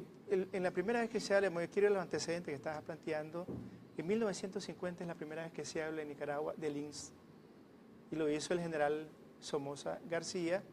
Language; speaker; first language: Spanish; native; Spanish